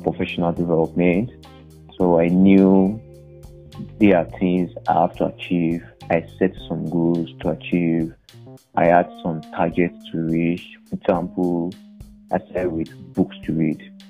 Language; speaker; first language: English; non-native, local second language; Yoruba